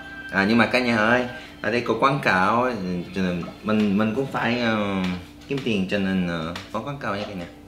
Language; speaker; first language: Vietnamese; non-native, learner; Korean